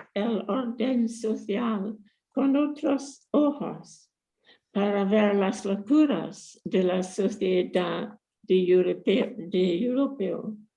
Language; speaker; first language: Spanish; non-native, fluent; English